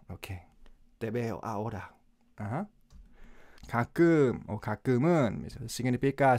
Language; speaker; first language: Spanish; non-native, learner; Korean